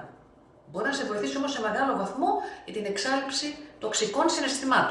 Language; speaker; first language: Greek; native; Greek